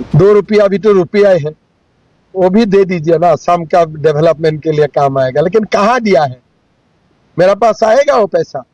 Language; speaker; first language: Hindi; non-native, local second language; Assamese